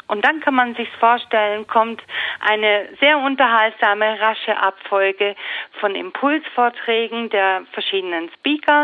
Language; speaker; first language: German; native; German